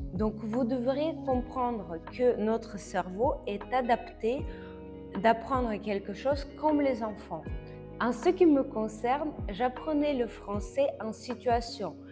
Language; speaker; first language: French; non-native, fluent; Russian